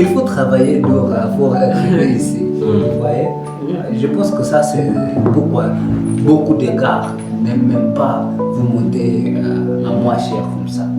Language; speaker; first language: French; non-native, learner; Kalenjin